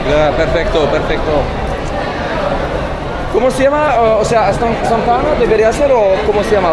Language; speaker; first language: Spanish; non-native, learner; French